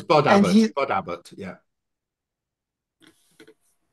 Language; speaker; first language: English; native; English